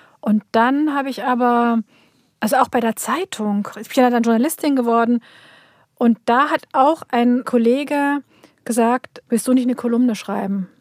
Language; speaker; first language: German; early bilingual, other home language; Turkish